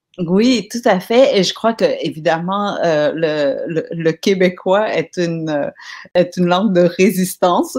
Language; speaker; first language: French; early bilingual, other home language; Vietnamese